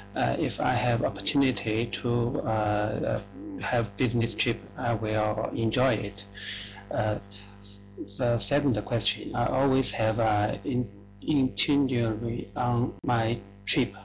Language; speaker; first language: English; non-native, learner; Chinese